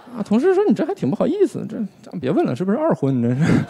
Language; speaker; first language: Chinese; native; Chinese